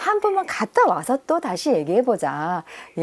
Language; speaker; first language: Korean; native; Korean